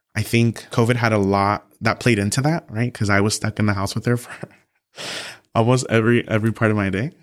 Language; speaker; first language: English; early bilingual, other home language; Spanish